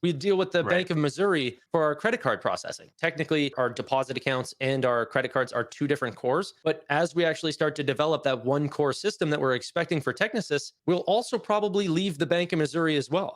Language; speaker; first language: English; native; English